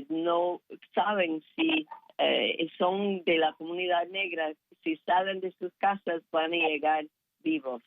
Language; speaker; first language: Spanish; non-native, fluent; English